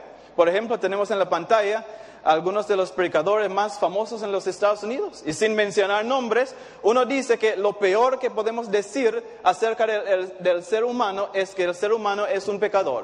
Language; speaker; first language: Spanish; non-native, fluent; English